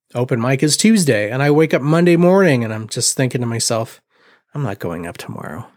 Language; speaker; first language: English; native; English